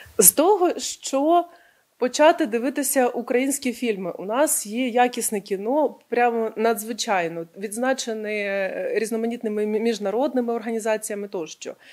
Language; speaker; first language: Ukrainian; non-native, local second language; Russian